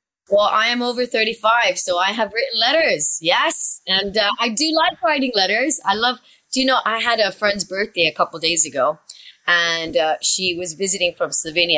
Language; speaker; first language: English; early bilingual, other home language; Spanish